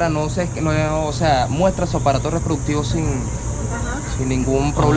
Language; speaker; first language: Spanish; native; Spanish